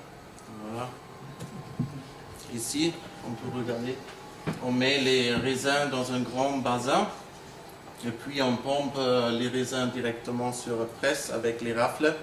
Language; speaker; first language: French; non-native, fluent; German